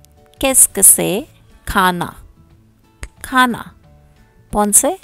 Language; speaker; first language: French; non-native, learner; Hindi